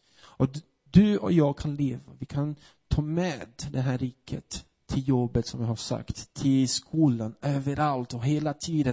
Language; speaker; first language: Swedish; non-native, fluent; Portuguese